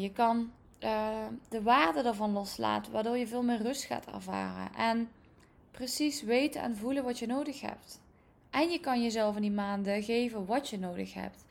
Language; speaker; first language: Dutch; native; Dutch